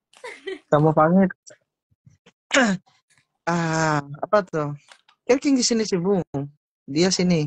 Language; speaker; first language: Indonesian; non-native, learner; Filipino